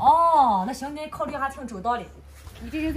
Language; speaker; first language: Chinese; native; Chinese